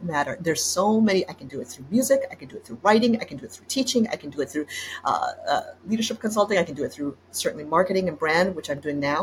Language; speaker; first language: English; native; English